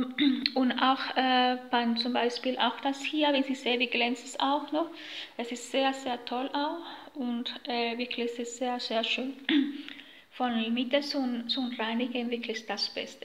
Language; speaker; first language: German; non-native, learner; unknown